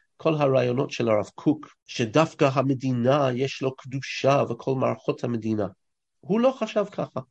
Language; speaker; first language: Hebrew; non-native, fluent; English